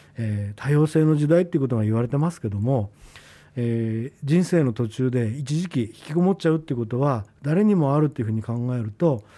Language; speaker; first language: Japanese; native; Japanese